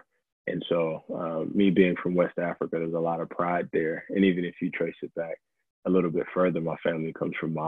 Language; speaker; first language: English; native; English